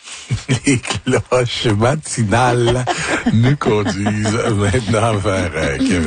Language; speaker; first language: French; native; French